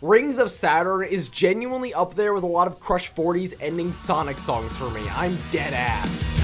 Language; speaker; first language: English; native; English